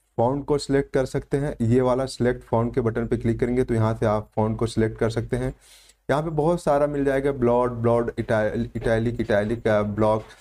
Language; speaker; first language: Hindi; native; Hindi